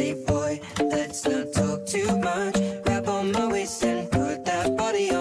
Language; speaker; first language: English; native; English